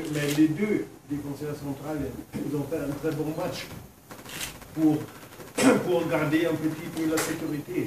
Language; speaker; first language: French; non-native, fluent; German